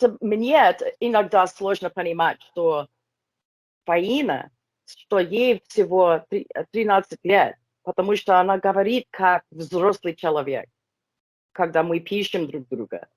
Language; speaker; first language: Russian; non-native, learner; English